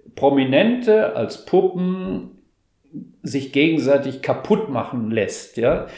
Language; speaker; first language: German; native; German